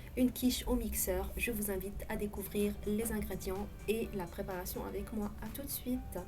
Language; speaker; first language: French; non-native, local second language; Arabic